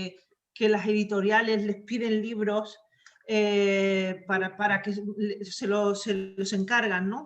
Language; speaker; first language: Spanish; native; Spanish